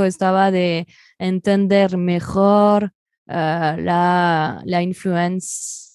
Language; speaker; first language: Spanish; non-native, fluent; French